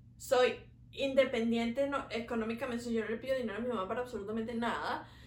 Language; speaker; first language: Spanish; native; Spanish